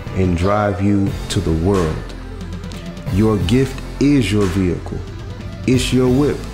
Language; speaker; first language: English; native; English